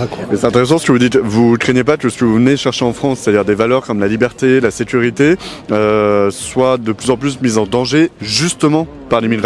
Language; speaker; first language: French; native; French